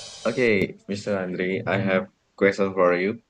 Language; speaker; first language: English; non-native, learner; Indonesian